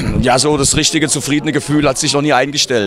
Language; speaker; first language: German; native; German